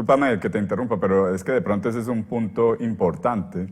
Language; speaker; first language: Spanish; native; Spanish